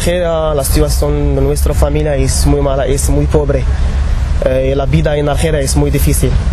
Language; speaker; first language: Spanish; non-native, learner; Arabic